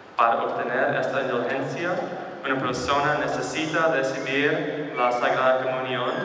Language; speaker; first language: Spanish; non-native, fluent; English